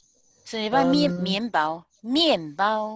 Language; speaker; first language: French; non-native, learner; Chinese